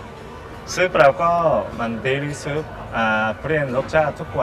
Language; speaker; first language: Thai; non-native, learner; Japanese